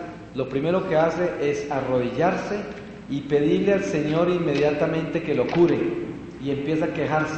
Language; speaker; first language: Spanish; native; Spanish